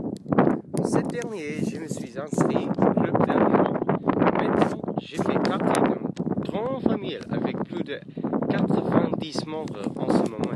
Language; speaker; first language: French; non-native, learner; English